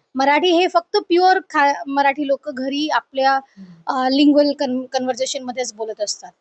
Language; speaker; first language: Marathi; native; Marathi